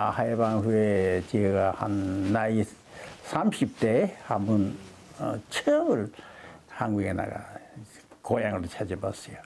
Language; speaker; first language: Korean; early bilingual, heritage; Korean